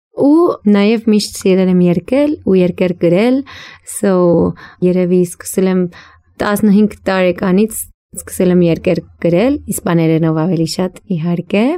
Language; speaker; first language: Armenian; early bilingual, heritage; Armenian